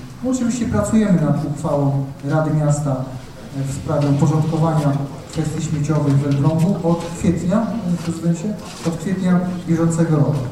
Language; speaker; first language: Polish; native; Polish